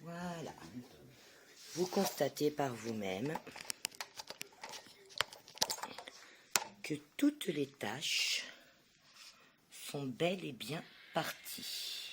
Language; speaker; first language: French; native; French